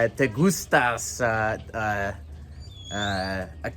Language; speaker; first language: Spanish; non-native, learner; English